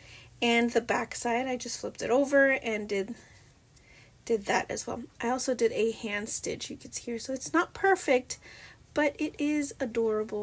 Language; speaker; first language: English; native; English